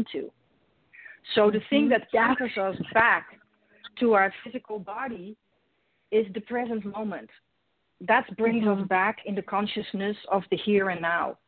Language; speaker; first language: English; non-native, fluent; Dutch